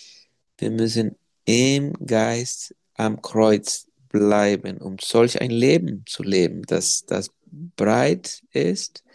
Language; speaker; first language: German; non-native, fluent; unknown